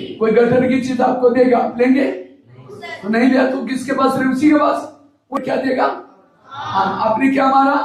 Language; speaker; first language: Hindi; non-native, local second language; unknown